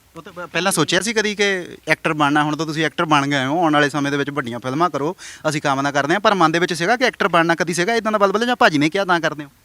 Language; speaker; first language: Punjabi; native; Punjabi